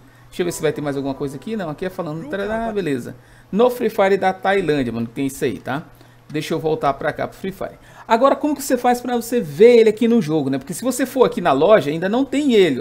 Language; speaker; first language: Portuguese; native; Portuguese